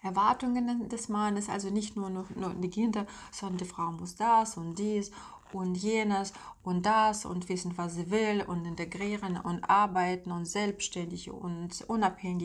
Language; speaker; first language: German; non-native, fluent; Russian